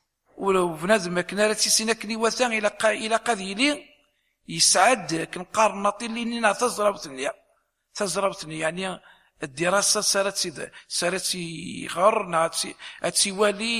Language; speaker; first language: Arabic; non-native, local second language; Kabyle